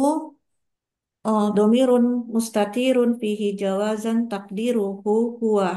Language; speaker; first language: Arabic; non-native, learner; Indonesian